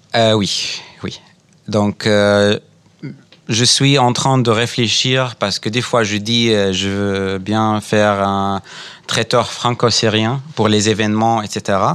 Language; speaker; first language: French; non-native, fluent; Arabic